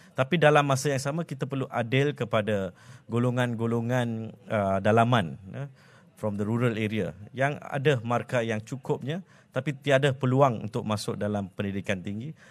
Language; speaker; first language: Malay; non-native, local second language; Tamil